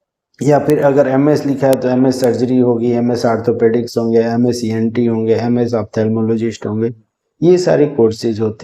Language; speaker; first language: Hindi; native; Hindi